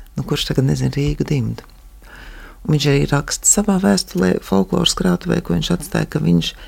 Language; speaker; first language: Latvian; native; Latvian